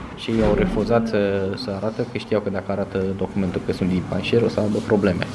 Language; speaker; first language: Romanian; non-native, fluent; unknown